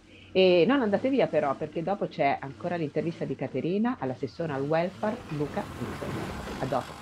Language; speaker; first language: Italian; native; Italian